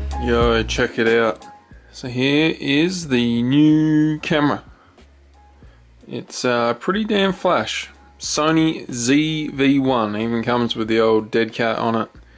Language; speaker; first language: English; native; English